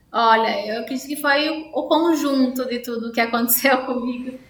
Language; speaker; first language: Portuguese; native; Portuguese